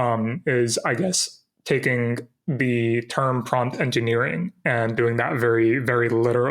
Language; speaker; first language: English; native; English